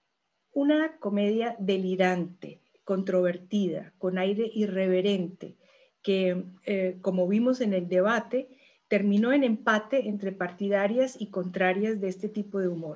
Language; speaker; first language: Spanish; native; Spanish